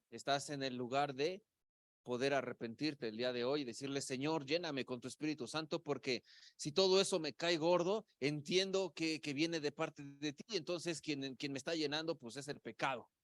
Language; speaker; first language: Spanish; native; Spanish